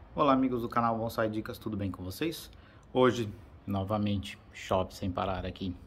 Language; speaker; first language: Portuguese; native; Portuguese